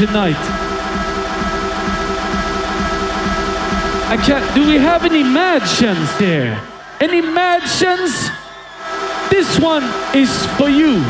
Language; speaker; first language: English; non-native, fluent; Swedish